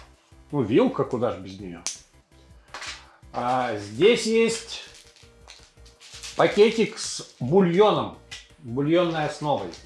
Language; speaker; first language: Russian; native; Russian